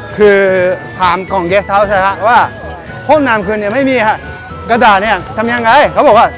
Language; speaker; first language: Thai; non-native, fluent; Japanese